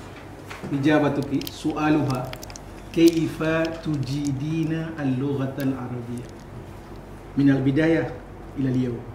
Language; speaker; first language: Arabic; non-native, fluent; Indonesian